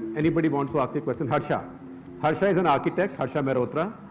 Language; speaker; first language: English; non-native, local second language; Hindi